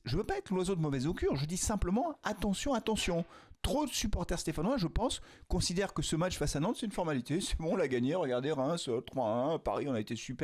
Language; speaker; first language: French; native; French